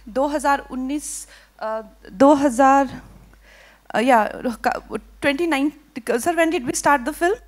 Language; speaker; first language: Hindi; native; Hindi